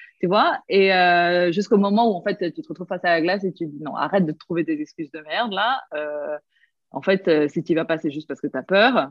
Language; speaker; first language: French; early bilingual, other home language; Korean